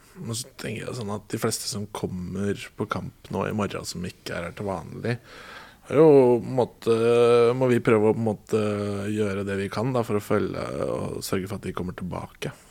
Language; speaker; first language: Norwegian; native; Norwegian